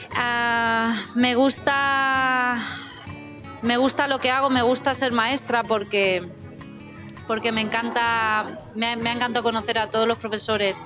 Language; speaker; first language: Spanish; native; Spanish